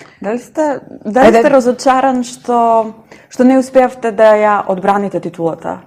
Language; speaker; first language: Macedonian; native; Macedonian